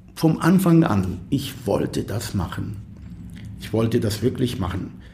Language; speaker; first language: German; non-native, fluent; Arabic